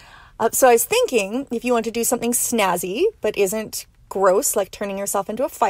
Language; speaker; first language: English; native; English